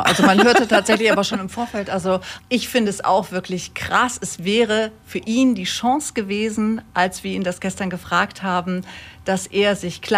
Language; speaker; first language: German; native; German